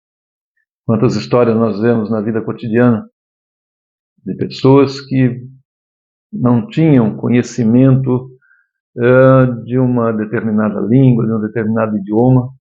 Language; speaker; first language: Portuguese; native; Portuguese